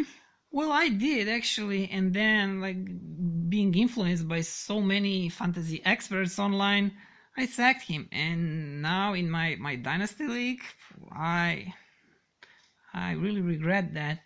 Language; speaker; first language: English; non-native, fluent; Serbian